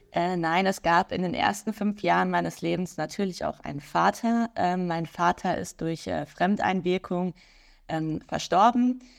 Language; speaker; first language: German; native; German